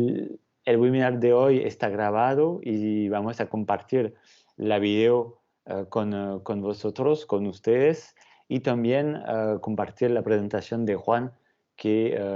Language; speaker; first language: Spanish; non-native, fluent; French